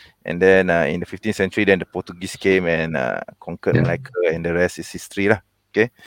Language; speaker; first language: English; non-native, local second language; Malay